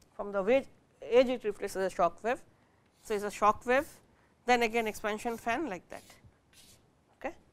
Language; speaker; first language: English; non-native, local second language; Bangla